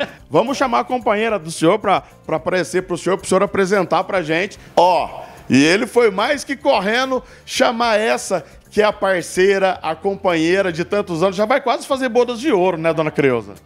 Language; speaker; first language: Portuguese; native; Portuguese